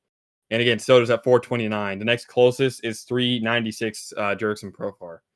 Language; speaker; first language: English; native; English